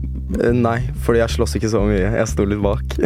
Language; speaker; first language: Norwegian; early bilingual, other home language; Turkish